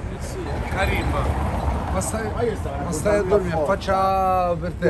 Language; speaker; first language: Italian; native; Italian